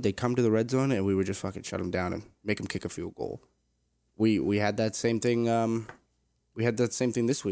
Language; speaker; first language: English; native; English